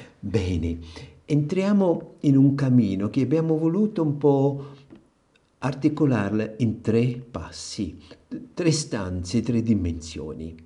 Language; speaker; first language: Italian; non-native, fluent; German